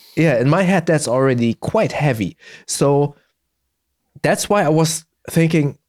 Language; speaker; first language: English; early bilingual, heritage; German